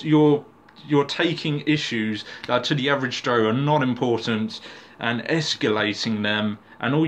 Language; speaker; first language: English; native; English